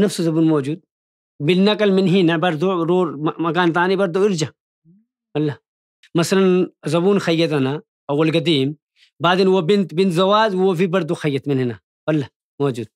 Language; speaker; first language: Arabic; non-native, learner; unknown